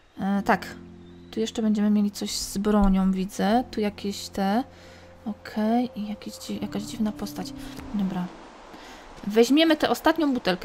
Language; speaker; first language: Polish; native; Polish